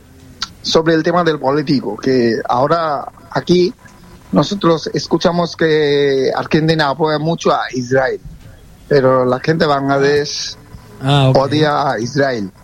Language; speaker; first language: Spanish; non-native, fluent; Bangla